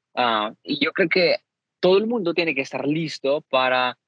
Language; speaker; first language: Spanish; non-native, fluent; Ukrainian